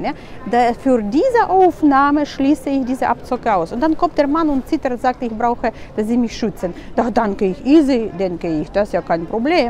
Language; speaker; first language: German; non-native, fluent; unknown